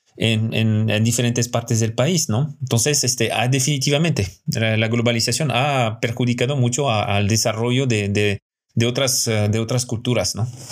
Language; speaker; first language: Spanish; non-native, fluent; French